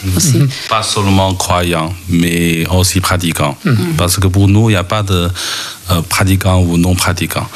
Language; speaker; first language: French; non-native, fluent; Chinese